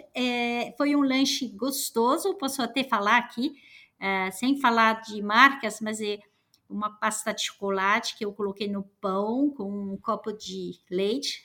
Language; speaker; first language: Portuguese; non-native, fluent; French